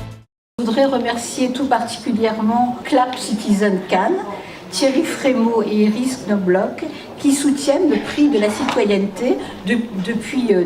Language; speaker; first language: French; native; French